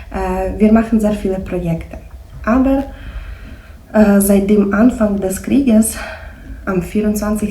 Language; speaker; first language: German; early bilingual, heritage; German